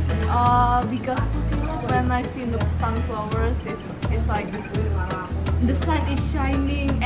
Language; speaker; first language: English; non-native, learner; Indonesian